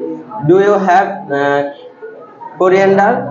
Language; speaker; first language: English; non-native, learner; Bangla